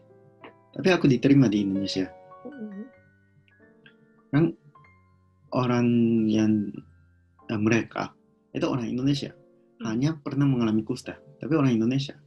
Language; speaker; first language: Indonesian; non-native, local second language; Japanese